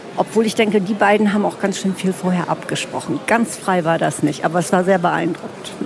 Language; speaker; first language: German; native; German